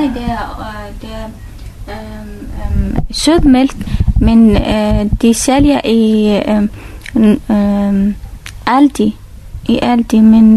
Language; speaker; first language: Danish; non-native, learner; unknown